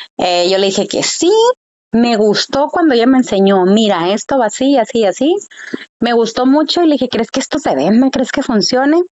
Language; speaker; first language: Spanish; early bilingual, heritage; Spanish